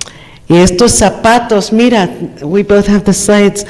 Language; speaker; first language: Spanish; non-native, fluent; English